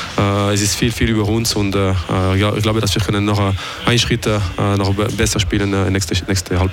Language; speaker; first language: German; non-native, local second language; French